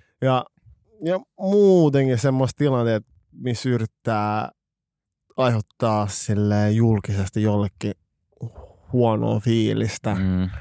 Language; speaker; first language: Finnish; early bilingual, other home language; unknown